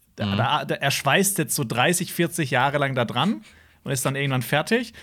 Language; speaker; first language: German; native; German